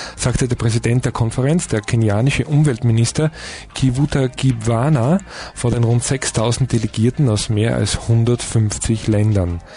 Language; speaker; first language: German; native; German